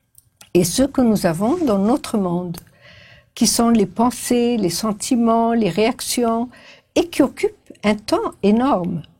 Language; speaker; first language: French; non-native, fluent; Portuguese